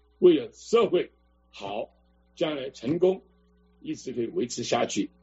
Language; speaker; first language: Chinese; non-native, local second language; Cantonese